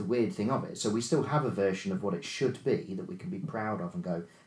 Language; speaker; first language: English; native; English